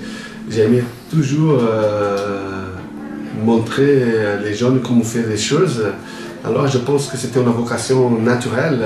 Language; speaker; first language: French; non-native, fluent; Portuguese